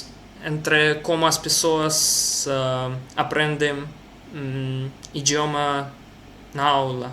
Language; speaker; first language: Portuguese; non-native, learner; Russian